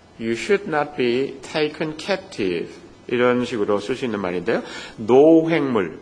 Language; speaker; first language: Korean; native; Korean